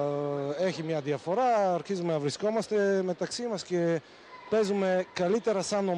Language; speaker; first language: Greek; non-native, fluent; Bulgarian